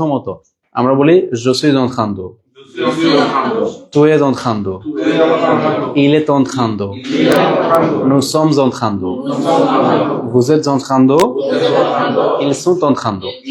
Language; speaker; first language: French; non-native, fluent; Bangla